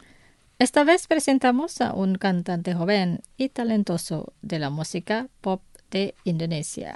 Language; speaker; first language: Spanish; non-native, fluent; Indonesian